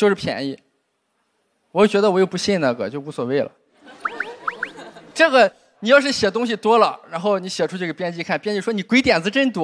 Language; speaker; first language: Chinese; native; Chinese